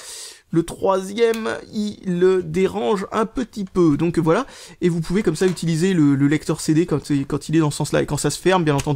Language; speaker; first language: French; native; French